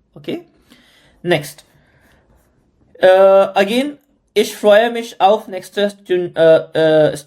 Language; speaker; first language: German; non-native, learner; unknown